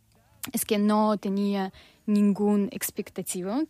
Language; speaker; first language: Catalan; non-native, learner; Russian